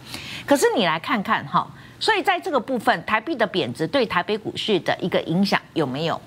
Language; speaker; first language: Chinese; native; Chinese